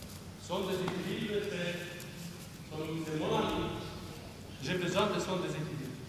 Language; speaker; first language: French; non-native, fluent; Romanian